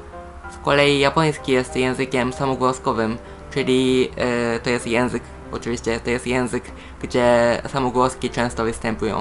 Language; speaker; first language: Polish; non-native, fluent; Japanese